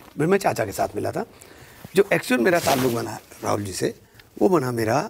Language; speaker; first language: Hindi; native; Hindi